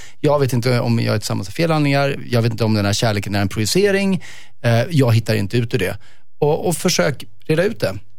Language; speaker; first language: Swedish; native; Swedish